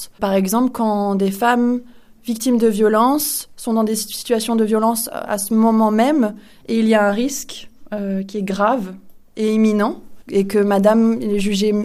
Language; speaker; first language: French; native; French